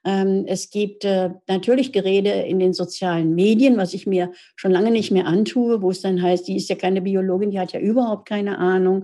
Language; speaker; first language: German; native; German